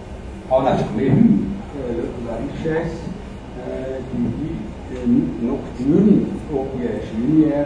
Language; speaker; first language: French; non-native, fluent; German